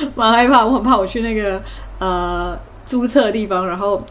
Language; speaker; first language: Chinese; early bilingual, other home language; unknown